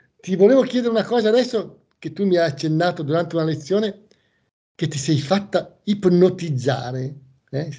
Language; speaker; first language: Italian; native; Italian